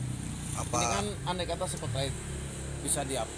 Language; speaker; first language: Indonesian; native; Indonesian